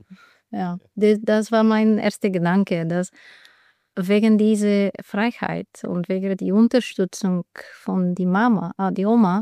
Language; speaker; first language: German; non-native, learner; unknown